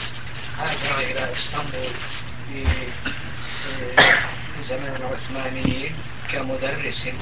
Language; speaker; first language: Arabic; non-native, local second language; Turkish